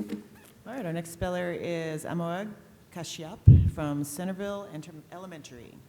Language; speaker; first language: English; native; English